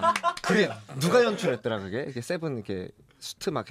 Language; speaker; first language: Korean; native; Korean